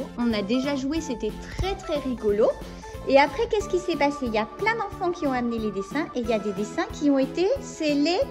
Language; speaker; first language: French; native; French